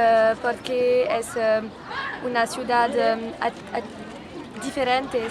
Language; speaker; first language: Spanish; non-native, learner; French